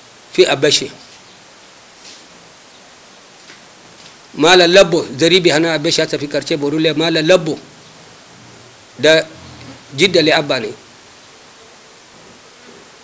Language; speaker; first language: Arabic; non-native, local second language; Hausa